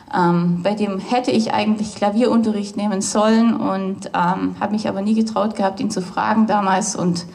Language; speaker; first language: German; native; German